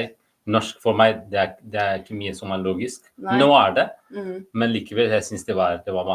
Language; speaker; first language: Norwegian; non-native, fluent; Amharic